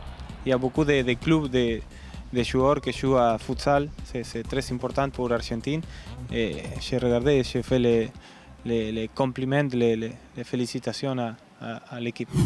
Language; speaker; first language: French; non-native, learner; Spanish